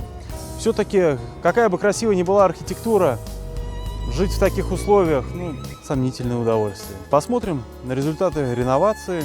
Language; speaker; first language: Russian; native; Russian